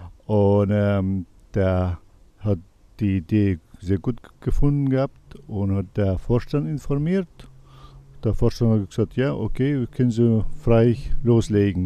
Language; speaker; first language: German; non-native, learner; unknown